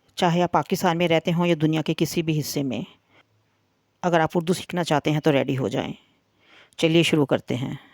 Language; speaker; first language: Urdu; native; Urdu